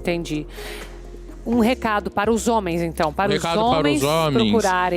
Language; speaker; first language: Portuguese; native; Portuguese